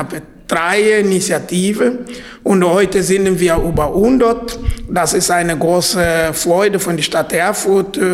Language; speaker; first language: German; non-native, fluent; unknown